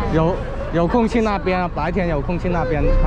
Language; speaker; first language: Chinese; non-native, local second language; Cantonese